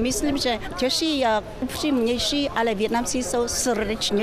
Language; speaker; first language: Czech; non-native, fluent; Vietnamese